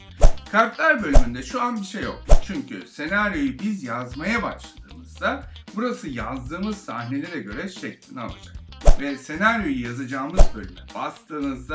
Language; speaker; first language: Turkish; native; Turkish